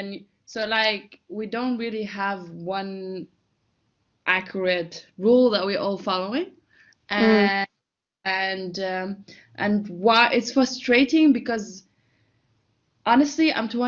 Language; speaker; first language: English; non-native, fluent; Arabic